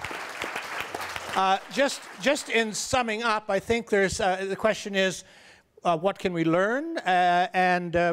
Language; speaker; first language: English; native; English